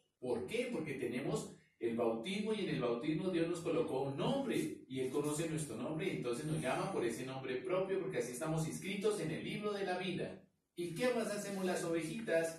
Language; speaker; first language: Spanish; native; Spanish